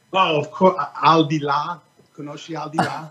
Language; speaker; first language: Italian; non-native, learner; English